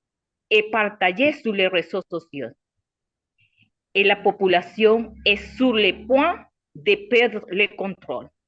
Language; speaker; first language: French; non-native, learner; Spanish